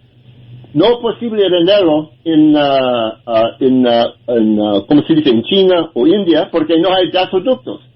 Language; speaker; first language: Spanish; non-native, learner; English